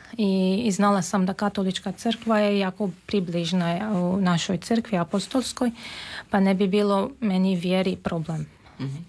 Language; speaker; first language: Serbian; non-native, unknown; Armenian